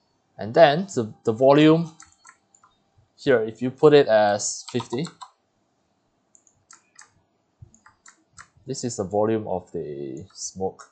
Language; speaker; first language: English; non-native, fluent; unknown